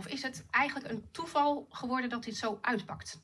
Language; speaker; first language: Dutch; native; Dutch